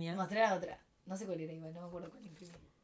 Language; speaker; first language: Spanish; native; Spanish